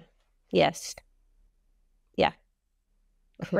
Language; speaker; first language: English; native; English